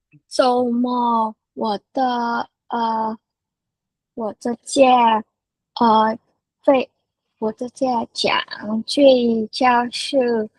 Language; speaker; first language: Chinese; non-native, learner; Vietnamese